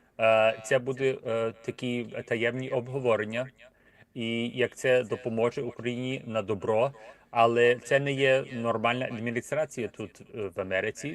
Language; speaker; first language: Ukrainian; early bilingual, heritage; Ukrainian